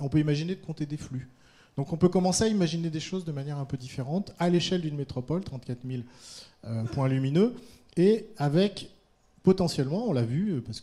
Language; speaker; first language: French; native; French